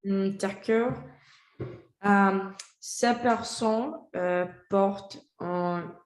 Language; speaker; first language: French; non-native, learner; Spanish